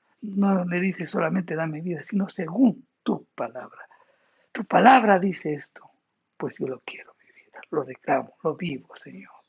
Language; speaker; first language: Spanish; native; Spanish